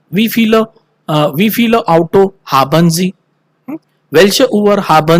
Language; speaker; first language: German; non-native, fluent; Marathi